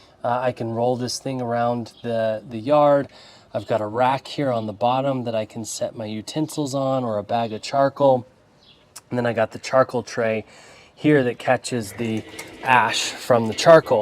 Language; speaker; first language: English; native; English